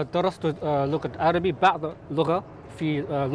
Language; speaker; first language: Arabic; non-native, learner; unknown